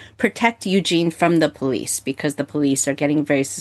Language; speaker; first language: English; early bilingual, other home language; Korean